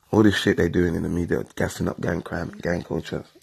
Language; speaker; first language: English; native; English